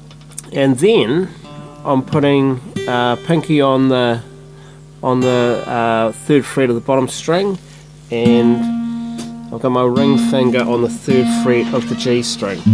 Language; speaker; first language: English; native; English